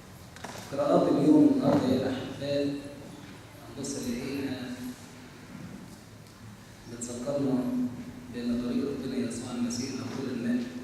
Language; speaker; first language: Arabic; native; Arabic